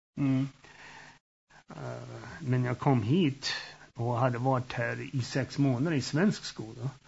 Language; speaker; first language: Swedish; early bilingual, heritage; Swedish